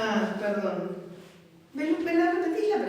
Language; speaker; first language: Spanish; native; Spanish